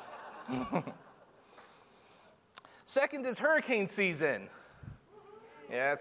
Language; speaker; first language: English; native; English